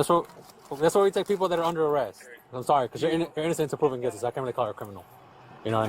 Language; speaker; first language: English; native; English